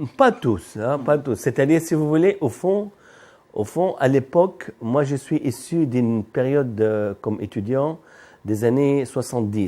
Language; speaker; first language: French; non-native, fluent; Arabic